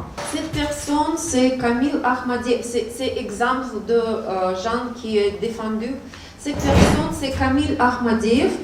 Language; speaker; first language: French; non-native, learner; Russian